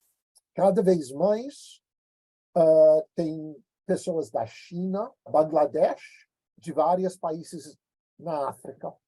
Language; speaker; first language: Portuguese; non-native, fluent; English